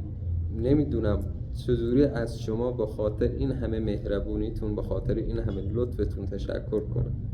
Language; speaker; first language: Persian; native; Persian